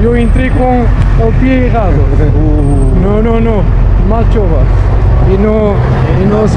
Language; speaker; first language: Spanish; non-native, learner; Portuguese